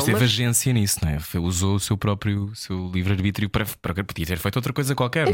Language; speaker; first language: Portuguese; native; Portuguese